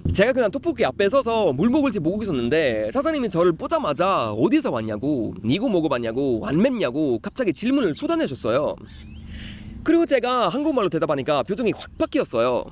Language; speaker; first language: Korean; non-native, fluent; Swedish